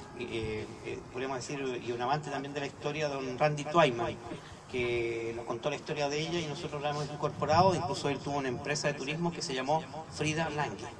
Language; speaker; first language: Spanish; native; Spanish